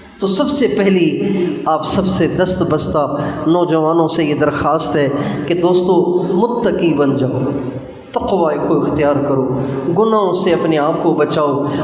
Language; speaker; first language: Urdu; non-native, local second language; Sindhi